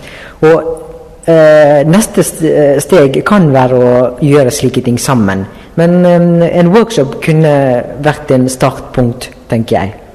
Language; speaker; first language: Norwegian; non-native, fluent; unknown